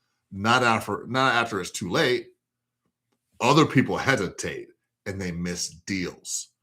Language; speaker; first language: English; native; English